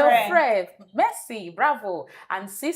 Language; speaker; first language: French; non-native, fluent; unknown